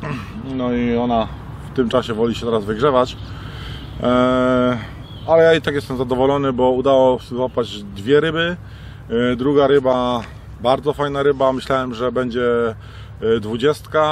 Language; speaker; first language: Polish; native; Polish